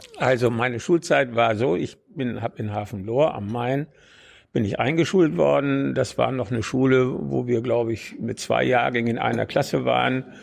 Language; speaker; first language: German; native; German